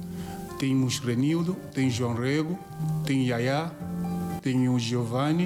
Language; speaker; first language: Portuguese; non-native, learner; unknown